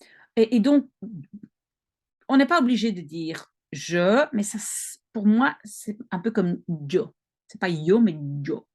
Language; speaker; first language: French; non-native, local second language; Dutch